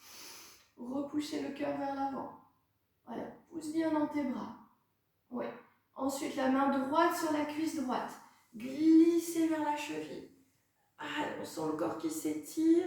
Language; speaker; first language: French; native; French